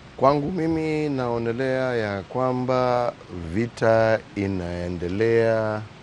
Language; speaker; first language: Swahili; non-native, local second language; Kikuyu